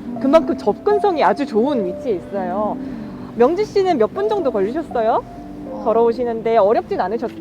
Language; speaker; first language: Korean; native; Korean